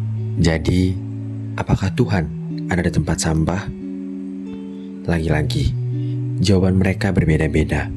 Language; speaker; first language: Indonesian; native; Indonesian